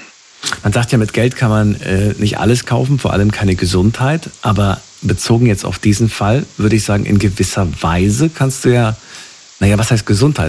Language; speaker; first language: German; native; German